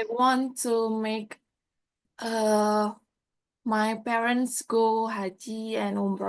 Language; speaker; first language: English; non-native, learner; Indonesian